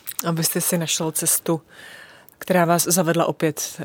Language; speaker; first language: Czech; native; Czech